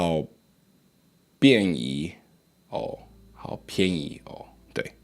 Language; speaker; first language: Chinese; non-native, learner; English